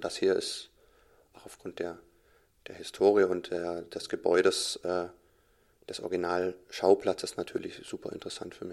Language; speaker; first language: German; native; German